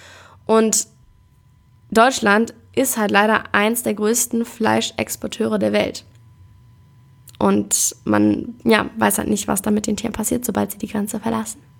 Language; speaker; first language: German; native; German